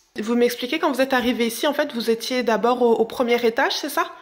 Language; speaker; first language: French; native; French